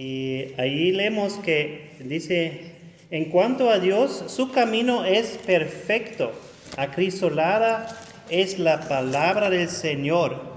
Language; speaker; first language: Spanish; non-native, fluent; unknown